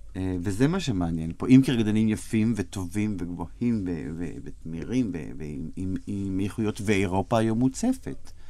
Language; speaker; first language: Hebrew; native; Hebrew